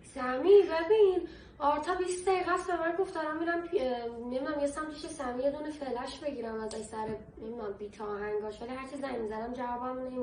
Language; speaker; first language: Persian; native; Persian